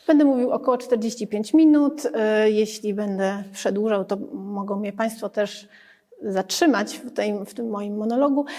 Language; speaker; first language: Polish; early bilingual, other home language; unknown